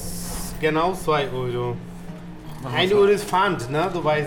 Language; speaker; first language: German; non-native, learner; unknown